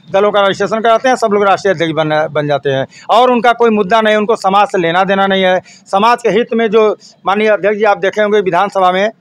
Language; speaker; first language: Hindi; native; Hindi